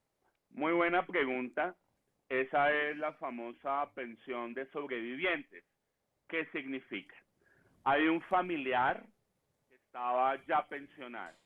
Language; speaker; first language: Spanish; native; Spanish